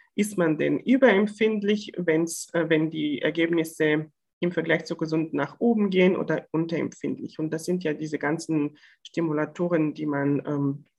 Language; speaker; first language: German; non-native, fluent; Bulgarian